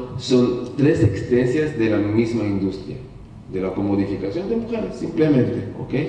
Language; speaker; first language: Spanish; non-native, learner; Hebrew